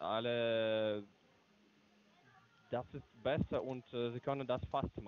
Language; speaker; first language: German; non-native, learner; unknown